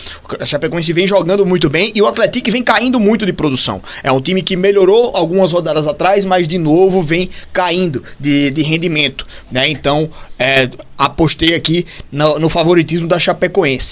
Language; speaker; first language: Portuguese; native; Portuguese